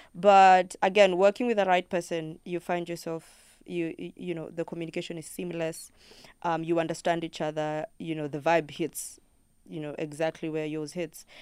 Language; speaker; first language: English; non-native, local second language; Luo (Kenya and Tanzania)